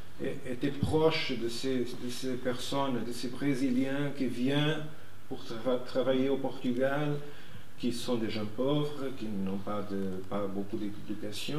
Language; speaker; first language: French; non-native, fluent; Portuguese